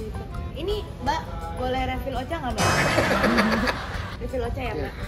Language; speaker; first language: Indonesian; native; Indonesian